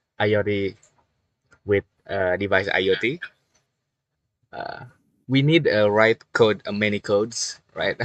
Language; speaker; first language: English; non-native, learner; Indonesian